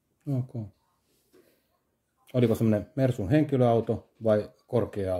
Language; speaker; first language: Finnish; native; Finnish